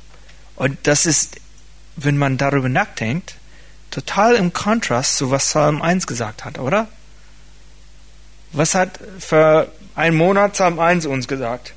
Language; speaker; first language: German; non-native, fluent; English